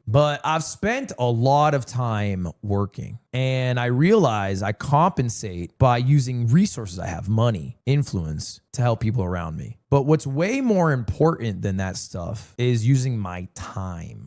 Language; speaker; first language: English; native; English